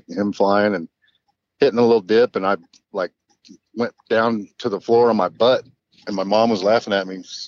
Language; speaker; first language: English; native; English